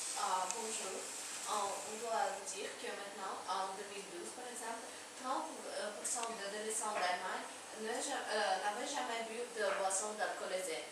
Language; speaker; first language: French; non-native, learner; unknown